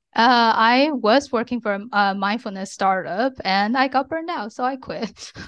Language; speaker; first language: English; non-native, fluent; Chinese